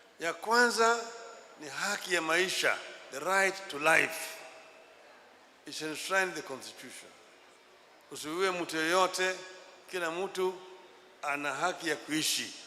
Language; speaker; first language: Swahili; non-native, local second language; Luo (Kenya and Tanzania)